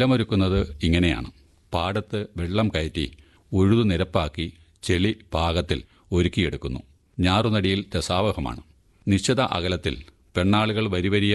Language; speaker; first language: Malayalam; native; Malayalam